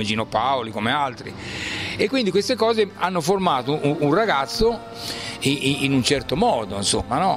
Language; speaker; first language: Italian; native; Italian